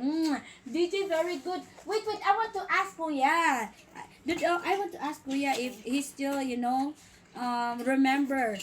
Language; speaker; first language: English; non-native, local second language; Filipino